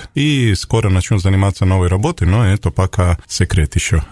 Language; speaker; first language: Russian; non-native, fluent; Serbian